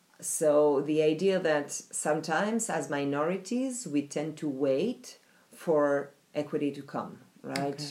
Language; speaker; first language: English; non-native, fluent; French